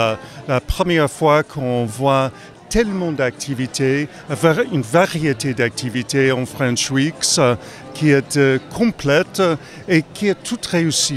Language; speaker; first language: French; non-native, fluent; English